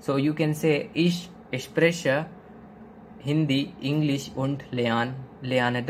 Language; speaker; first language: German; non-native, learner; Hindi